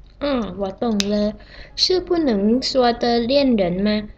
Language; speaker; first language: Chinese; non-native, learner; Thai